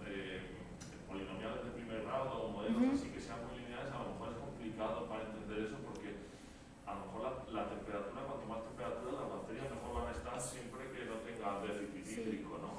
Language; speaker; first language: Spanish; native; Spanish